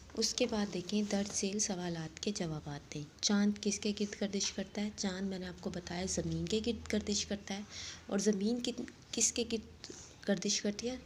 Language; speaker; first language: Hindi; non-native, local second language; Saraiki